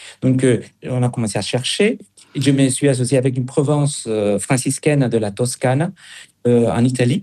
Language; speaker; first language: French; non-native, fluent; Spanish